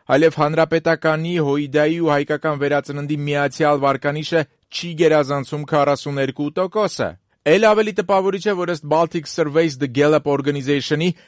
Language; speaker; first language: Armenian; native; Armenian